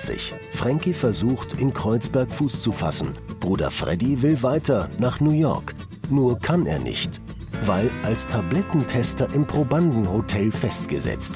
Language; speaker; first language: German; native; German